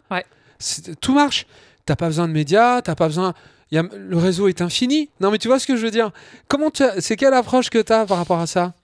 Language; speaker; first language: French; native; French